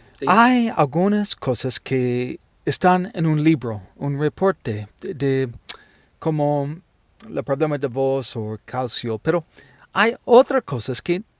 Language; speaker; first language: Spanish; non-native, learner; English